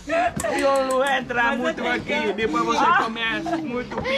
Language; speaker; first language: Portuguese; non-native, learner; Vietnamese